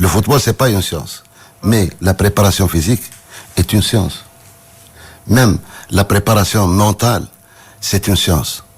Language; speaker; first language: French; non-native, local second language; Arabic